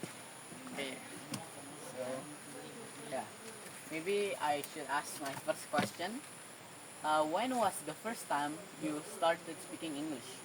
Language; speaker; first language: English; non-native, learner; Indonesian